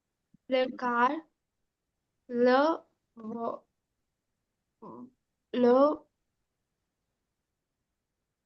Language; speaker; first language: French; non-native, learner; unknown